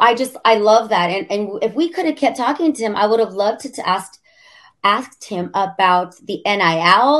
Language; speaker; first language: English; native; English